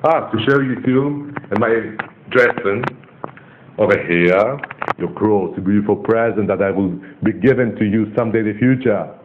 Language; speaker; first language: English; non-native, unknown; Greek